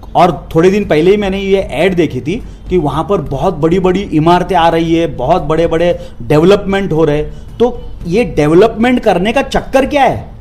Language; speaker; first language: Hindi; non-native, local second language; Marathi